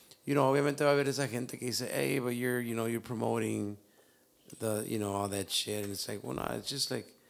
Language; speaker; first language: English; early bilingual, other home language; Spanish